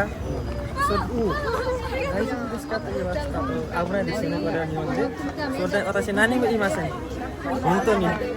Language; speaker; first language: Japanese; non-native, learner; Nepali